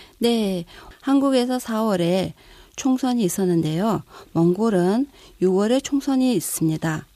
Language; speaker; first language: Korean; non-native, fluent; Mongolian